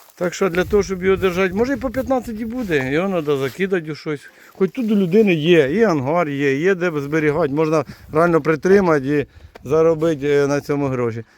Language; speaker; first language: Ukrainian; native; Ukrainian